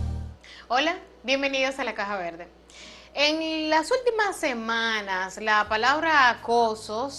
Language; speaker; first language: Spanish; native; Spanish